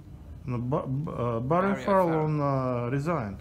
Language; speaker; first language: Russian; native; Russian